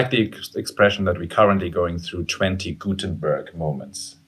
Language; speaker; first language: English; non-native, fluent; German